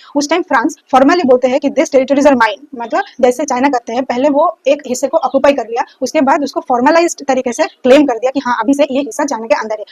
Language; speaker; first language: Hindi; non-native, local second language; Bangla